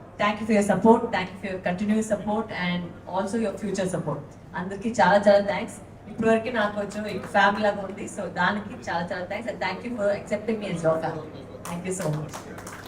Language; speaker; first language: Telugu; non-native, local second language; Tamil